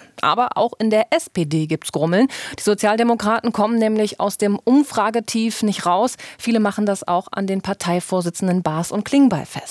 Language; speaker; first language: German; native; German